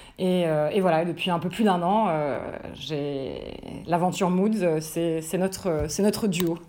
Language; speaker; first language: French; native; French